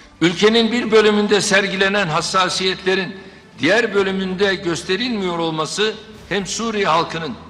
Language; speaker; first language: Turkish; native; Turkish